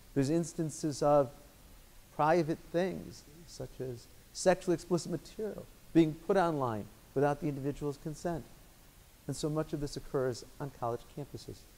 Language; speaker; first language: English; native; English